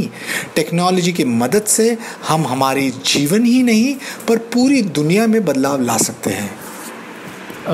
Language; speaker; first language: Hindi; native; Hindi